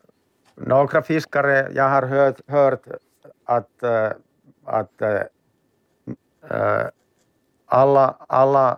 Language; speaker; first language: Swedish; non-native, learner; Finnish